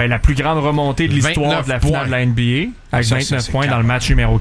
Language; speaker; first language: French; native; French